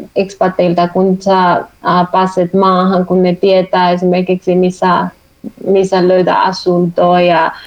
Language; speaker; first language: Finnish; non-native, fluent; Spanish